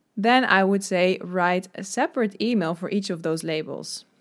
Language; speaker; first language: English; non-native, fluent; Dutch